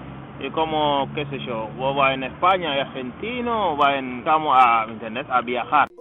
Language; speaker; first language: Spanish; non-native, local second language; Wolof